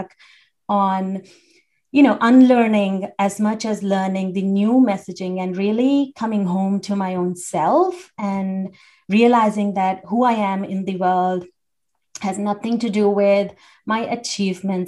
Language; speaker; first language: English; non-native, local second language; Hindi